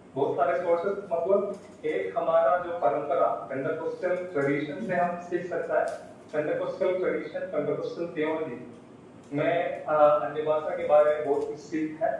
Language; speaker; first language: Hindi; non-native, local second language; Malayalam